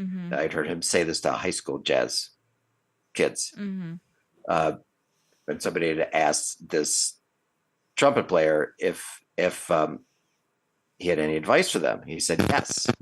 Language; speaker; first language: English; native; English